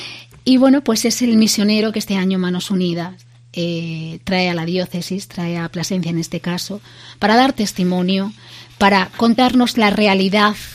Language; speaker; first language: Spanish; native; Spanish